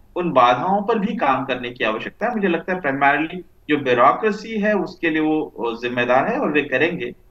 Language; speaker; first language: Hindi; non-native, local second language; Marathi